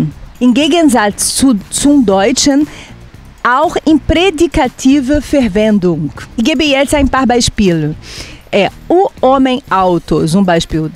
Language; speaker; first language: German; non-native, fluent; Portuguese